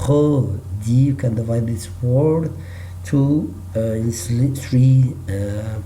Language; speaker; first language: English; non-native, learner; Arabic